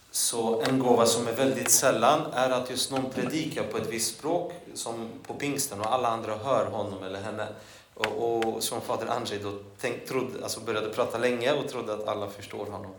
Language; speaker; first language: Swedish; non-native, fluent; Polish